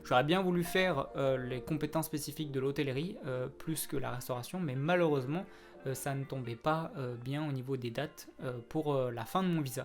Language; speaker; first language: French; native; French